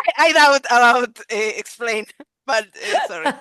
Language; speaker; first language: English; non-native, fluent; Spanish